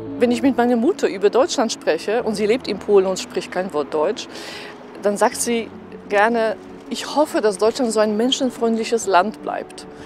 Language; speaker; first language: German; non-native, fluent; Polish